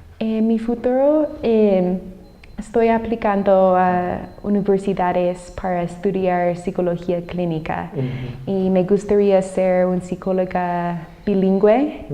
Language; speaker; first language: Spanish; non-native, fluent; English